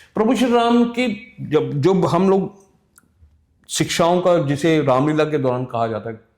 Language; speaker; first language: Hindi; non-native, local second language; Punjabi